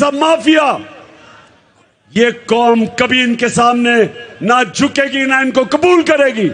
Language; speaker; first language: Urdu; native; Urdu